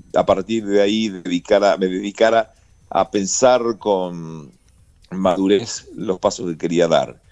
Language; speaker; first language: Spanish; native; Spanish